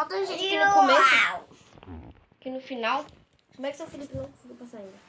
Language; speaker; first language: Portuguese; native; Portuguese